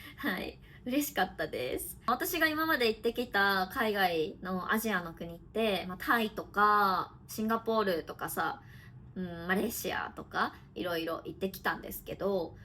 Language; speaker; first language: Japanese; native; Japanese